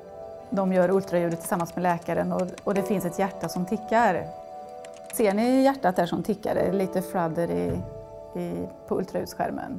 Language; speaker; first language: Swedish; native; Swedish